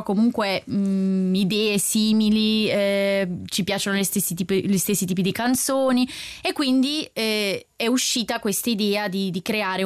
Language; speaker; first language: Italian; non-native, fluent; Portuguese